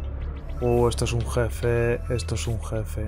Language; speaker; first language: Spanish; native; Spanish